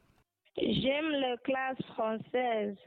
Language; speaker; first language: French; non-native, learner; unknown